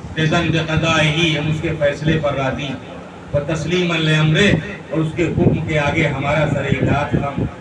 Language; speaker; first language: Urdu; native; Urdu